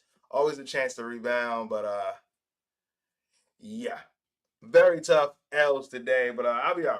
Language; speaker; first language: English; native; English